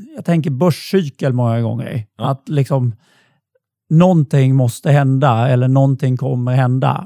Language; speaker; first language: Swedish; native; Swedish